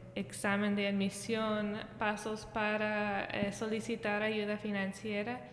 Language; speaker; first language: Spanish; early bilingual, heritage; Spanish